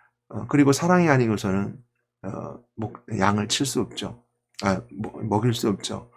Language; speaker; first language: Korean; native; Korean